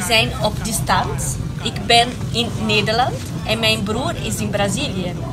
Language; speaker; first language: Dutch; non-native, fluent; Portuguese